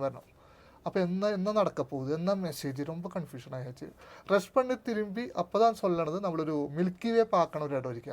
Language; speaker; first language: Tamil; non-native, learner; Malayalam